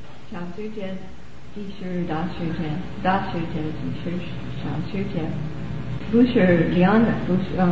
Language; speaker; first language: Chinese; non-native, learner; English